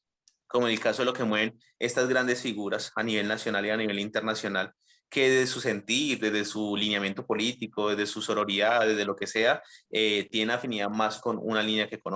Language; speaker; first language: Spanish; native; Spanish